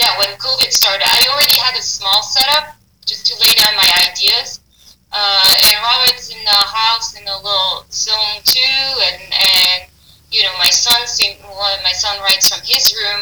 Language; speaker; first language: English; non-native, fluent; French